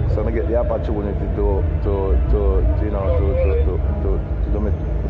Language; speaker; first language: English; non-native, local second language; Jamaican Creole English